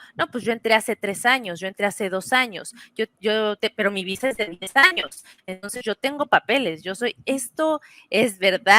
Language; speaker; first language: Spanish; native; Spanish